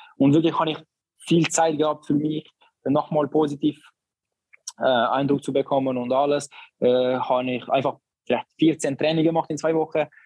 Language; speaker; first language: German; non-native, learner; Albanian